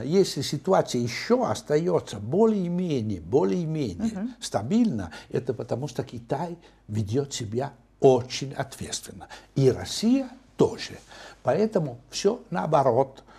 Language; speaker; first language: Russian; non-native, fluent; Italian